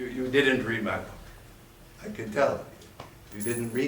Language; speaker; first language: English; non-native, learner; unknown